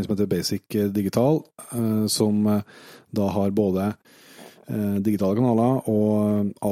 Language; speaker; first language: Norwegian; native; Norwegian